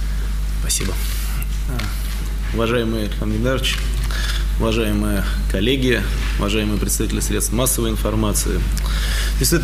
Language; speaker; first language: Russian; native; Russian